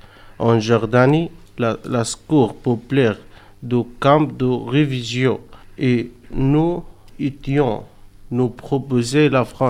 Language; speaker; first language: French; non-native, learner; Arabic